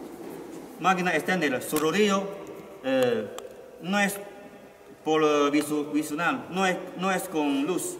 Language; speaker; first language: Spanish; non-native, learner; Chinese